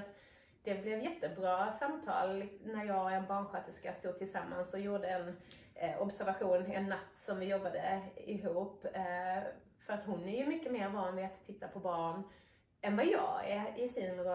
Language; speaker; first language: Swedish; native; Swedish